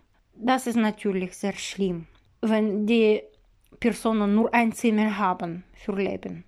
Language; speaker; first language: German; non-native, learner; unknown